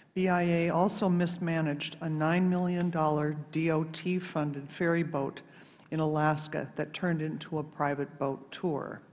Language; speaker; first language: English; native; English